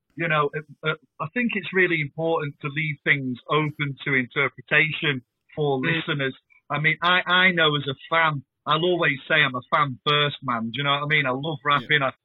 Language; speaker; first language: English; native; English